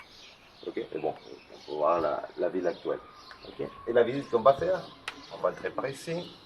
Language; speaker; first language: French; non-native, local second language; Catalan